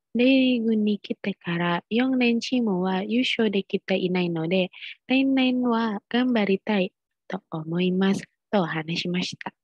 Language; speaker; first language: Japanese; non-native, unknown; Indonesian